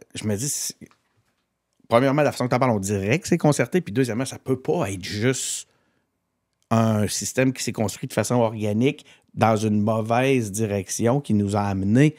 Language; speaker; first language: French; native; French